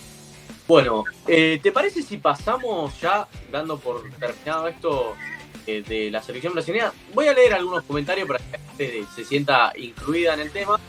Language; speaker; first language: Spanish; native; Spanish